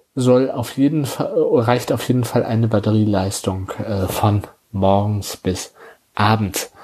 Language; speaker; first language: German; native; German